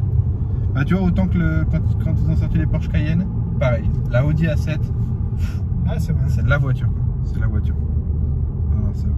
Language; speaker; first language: French; native; French